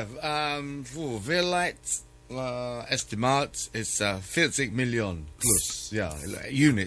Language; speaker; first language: German; non-native, learner; English